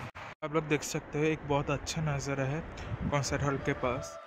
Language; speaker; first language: Hindi; non-native, local second language; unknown